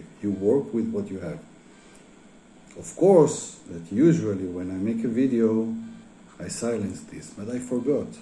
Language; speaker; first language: English; non-native, fluent; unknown